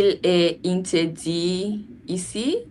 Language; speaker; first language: French; non-native, learner; English